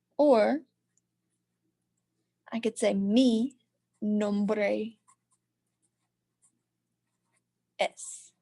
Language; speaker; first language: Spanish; non-native, learner; English